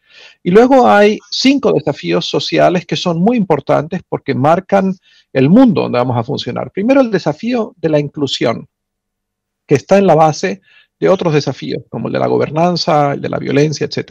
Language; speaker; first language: Spanish; native; Spanish